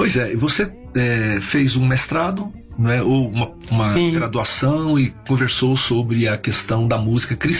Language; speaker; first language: Portuguese; native; Portuguese